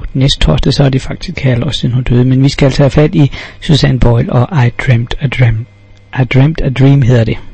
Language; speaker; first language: Danish; native; Danish